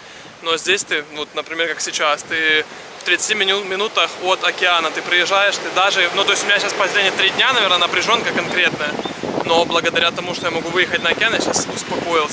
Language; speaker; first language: Russian; native; Russian